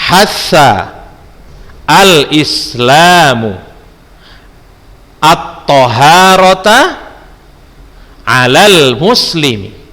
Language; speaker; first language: Arabic; non-native, fluent; Indonesian